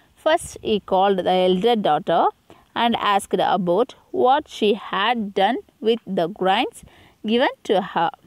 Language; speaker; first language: English; non-native, local second language; Tamil